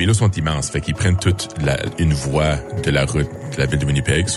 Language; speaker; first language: French; native; French